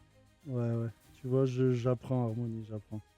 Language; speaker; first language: French; native; French